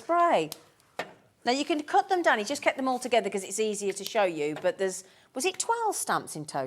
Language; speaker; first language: English; native; English